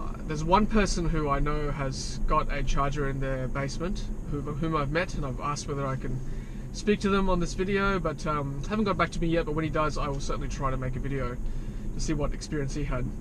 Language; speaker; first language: English; native; English